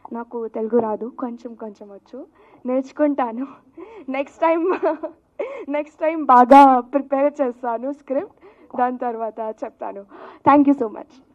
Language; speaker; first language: Telugu; non-native, learner; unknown